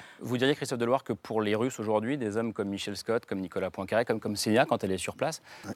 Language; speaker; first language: French; native; French